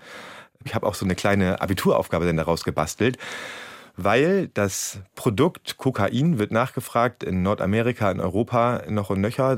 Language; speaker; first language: German; native; German